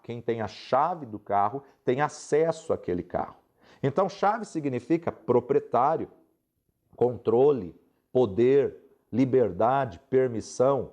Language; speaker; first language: Portuguese; native; Portuguese